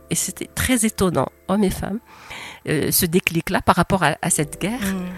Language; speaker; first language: French; non-native, local second language; Arabic